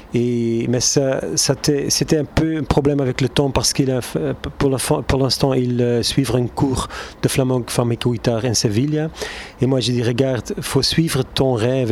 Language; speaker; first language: French; non-native, local second language; Turkish